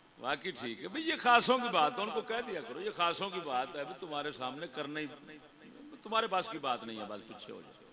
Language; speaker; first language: Urdu; non-native, local second language; Punjabi